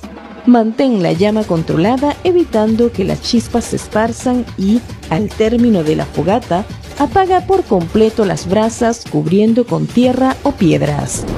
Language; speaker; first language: Spanish; native; Spanish